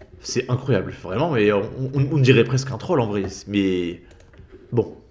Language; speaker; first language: French; native; French